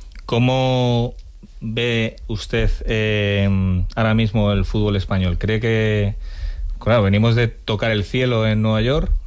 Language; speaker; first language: Spanish; native; Spanish